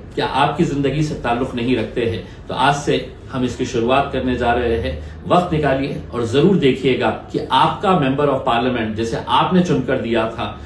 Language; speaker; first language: Urdu; native; Urdu